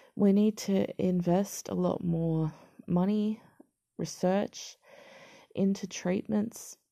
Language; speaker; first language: English; native; English